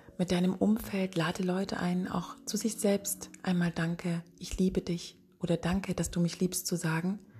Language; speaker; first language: German; native; German